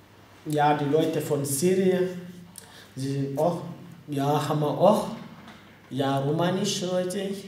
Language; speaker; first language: German; non-native, learner; French